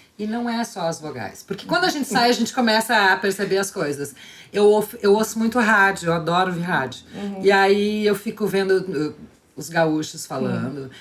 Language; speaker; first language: Portuguese; native; Portuguese